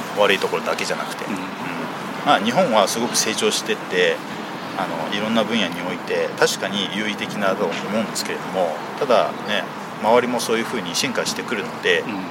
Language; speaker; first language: Japanese; early bilingual, other home language; Chinese